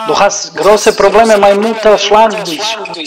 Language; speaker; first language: German; non-native, learner; Serbian